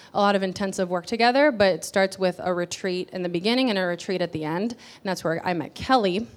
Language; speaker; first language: English; early bilingual, other home language; Spanish